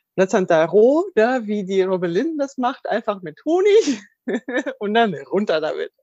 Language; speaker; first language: German; non-native, fluent; Russian